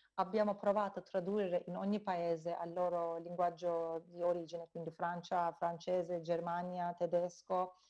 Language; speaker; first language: Italian; non-native, fluent; Turkish